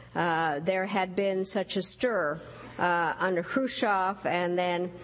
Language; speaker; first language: English; early bilingual, other home language; Czech